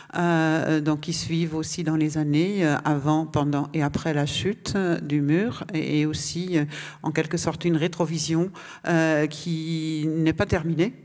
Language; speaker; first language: French; non-native, fluent; German